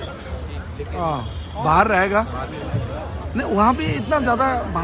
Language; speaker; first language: Hindi; non-native, local second language; Kok Borok